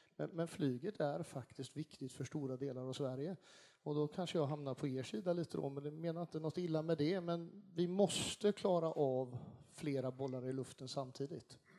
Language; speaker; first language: Swedish; native; Swedish